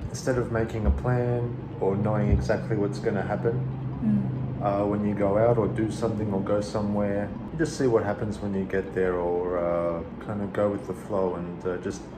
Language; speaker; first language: English; native; English